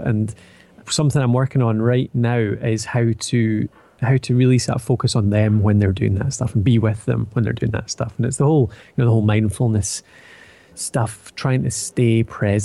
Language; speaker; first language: English; native; English